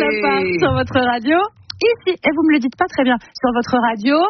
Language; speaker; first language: French; native; French